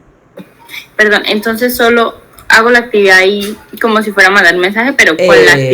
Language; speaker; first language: Spanish; native; Spanish